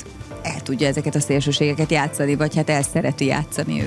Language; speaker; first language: Hungarian; native; Hungarian